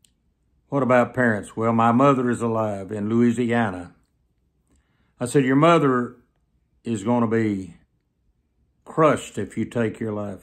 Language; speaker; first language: English; native; English